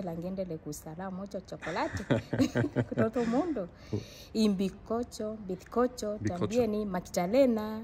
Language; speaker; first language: Spanish; non-native, learner; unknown